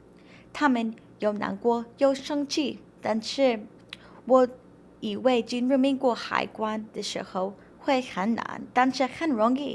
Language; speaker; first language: Chinese; non-native, learner; English